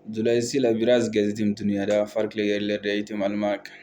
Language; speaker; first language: Turkish; non-native, learner; Bambara